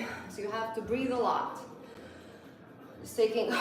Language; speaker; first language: English; non-native, fluent; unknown